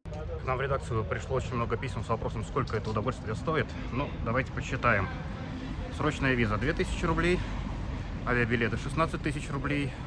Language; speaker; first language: Russian; native; Russian